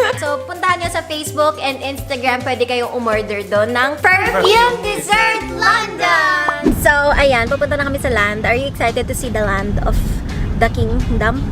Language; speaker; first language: Filipino; native; Filipino